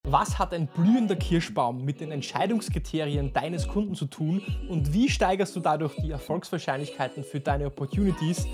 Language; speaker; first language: German; native; German